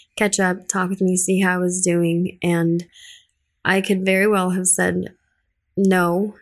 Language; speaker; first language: English; early bilingual, other home language; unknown